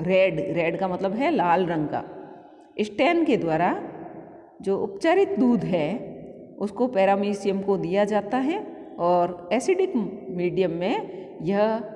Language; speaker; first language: Hindi; native; Hindi